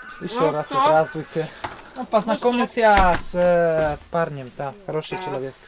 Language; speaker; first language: Russian; non-native, learner; Italian